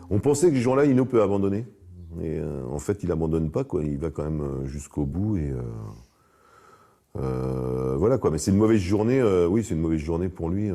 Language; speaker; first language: French; native; French